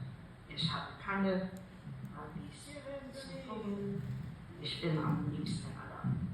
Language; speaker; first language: German; non-native, learner; English